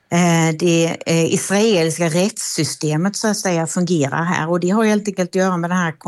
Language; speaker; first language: Swedish; native; Swedish